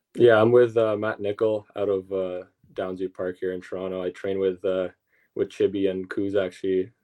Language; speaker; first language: English; early bilingual, other home language; Russian